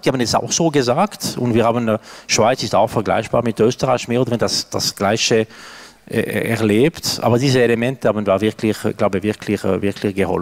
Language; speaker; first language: German; non-native, local second language; French